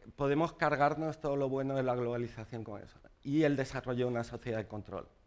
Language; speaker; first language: Spanish; native; Spanish